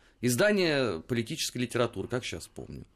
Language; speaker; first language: Russian; native; Russian